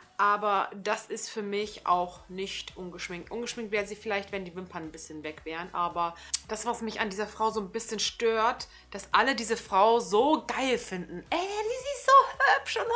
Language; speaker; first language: German; early bilingual, other home language; Turkish